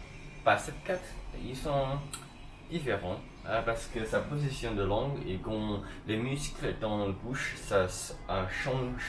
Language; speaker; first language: French; non-native, learner; Chinese